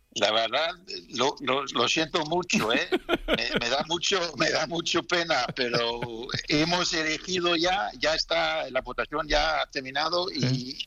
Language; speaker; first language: Spanish; non-native, learner; Danish